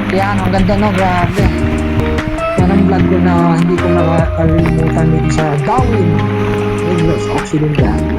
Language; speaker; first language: Filipino; non-native, local second language; Cebuano